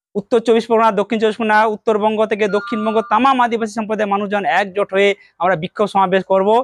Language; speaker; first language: Bangla; non-native, local second language; Santali